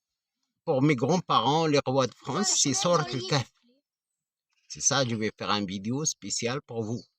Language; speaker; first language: French; non-native, fluent; Arabic